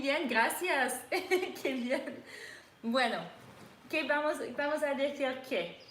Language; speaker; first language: Spanish; non-native, learner; English